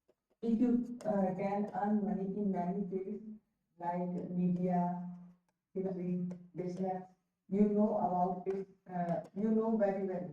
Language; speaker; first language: English; non-native, learner; Hindi